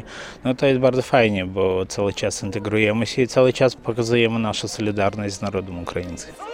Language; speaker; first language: Polish; non-native, fluent; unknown